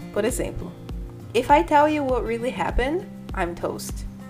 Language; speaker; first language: English; non-native, fluent; Portuguese